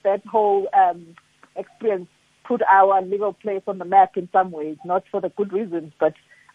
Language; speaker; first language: English; non-native, local second language; Zulu